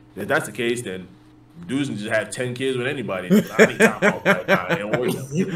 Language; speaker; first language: English; native; English